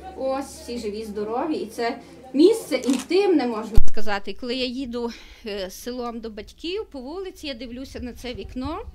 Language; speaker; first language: Ukrainian; native; Ukrainian